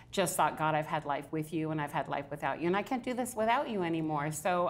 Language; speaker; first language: English; native; English